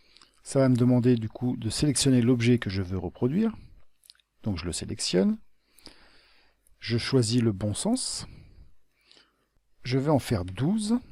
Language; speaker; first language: French; native; French